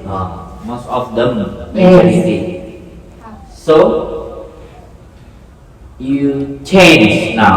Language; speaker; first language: English; non-native, learner; Indonesian